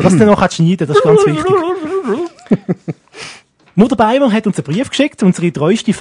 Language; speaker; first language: German; native; German